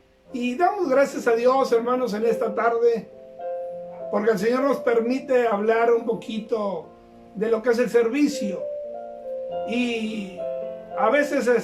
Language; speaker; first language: Spanish; native; Spanish